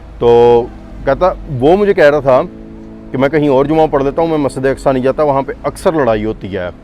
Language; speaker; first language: Urdu; non-native, local second language; Punjabi